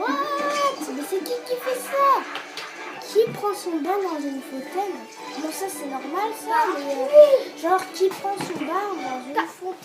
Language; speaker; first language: French; native; French